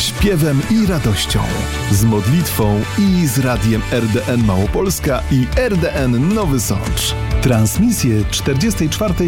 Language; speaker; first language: Polish; native; Polish